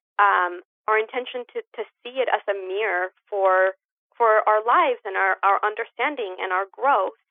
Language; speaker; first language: English; early bilingual, other home language; Spanish